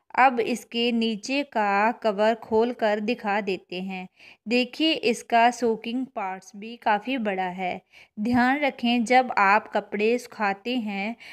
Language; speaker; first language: Hindi; non-native, local second language; Punjabi